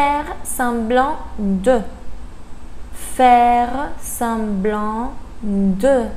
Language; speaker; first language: French; non-native, fluent; Spanish